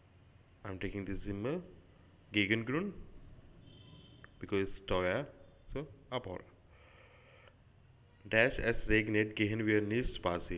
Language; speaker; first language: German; non-native, learner; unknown